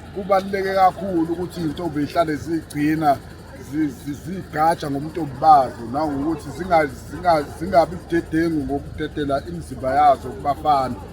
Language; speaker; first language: Zulu; native; Zulu